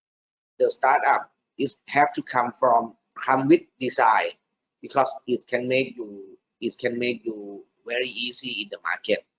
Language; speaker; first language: English; non-native, learner; Thai